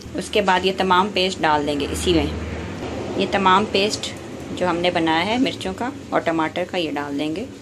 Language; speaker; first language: Urdu; native; Urdu